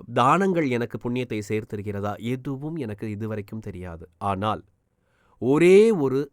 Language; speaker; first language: Tamil; native; Tamil